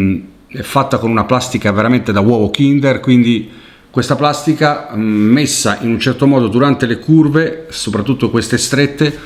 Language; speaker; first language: Italian; native; Italian